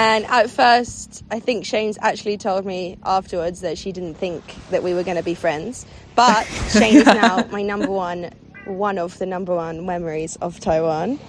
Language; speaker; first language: English; native; English